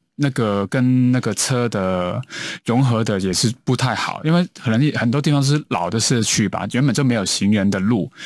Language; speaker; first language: Chinese; non-native, local second language; Cantonese